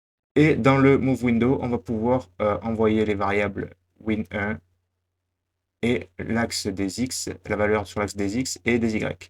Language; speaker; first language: French; native; French